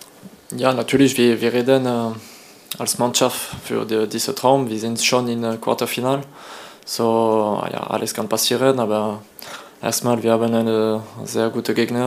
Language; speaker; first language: German; non-native, learner; French